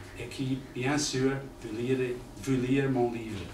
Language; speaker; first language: French; non-native, learner; English